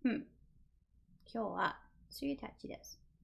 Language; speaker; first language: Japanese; non-native, fluent; English